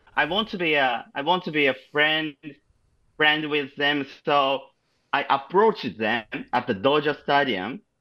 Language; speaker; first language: English; non-native, learner; Japanese